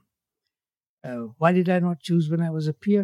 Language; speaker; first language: English; non-native, local second language; Gujarati